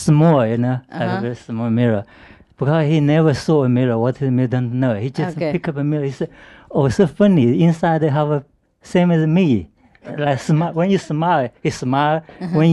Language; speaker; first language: English; non-native, learner; Chinese